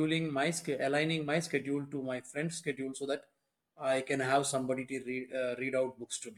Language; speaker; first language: English; non-native, local second language; Telugu